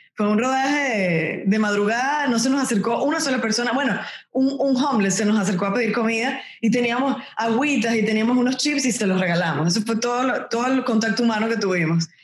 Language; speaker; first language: Spanish; native; Spanish